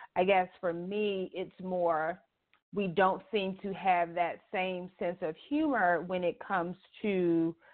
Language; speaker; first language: English; native; English